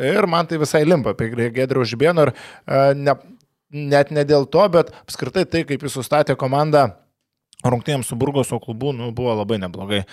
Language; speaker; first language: Lithuanian; native; Lithuanian